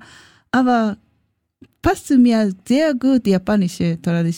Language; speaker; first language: German; non-native, learner; Japanese